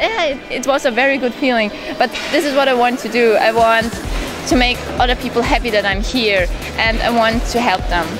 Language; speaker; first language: English; non-native, fluent; German